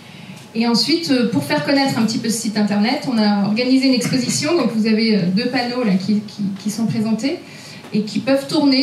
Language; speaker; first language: French; native; French